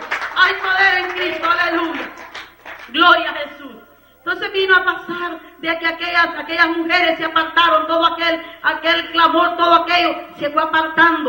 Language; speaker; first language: Spanish; native; Spanish